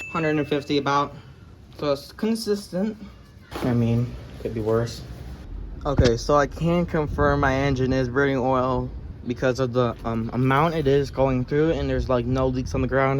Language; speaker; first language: English; native; English